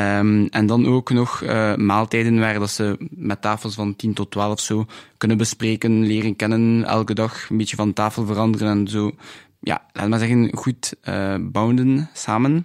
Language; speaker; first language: Dutch; non-native, local second language; French